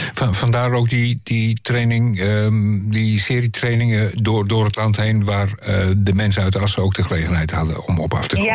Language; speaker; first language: Dutch; native; Dutch